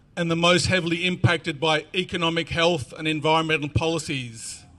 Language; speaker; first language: English; native; English